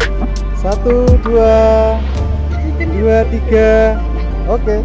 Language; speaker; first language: Indonesian; non-native, local second language; Javanese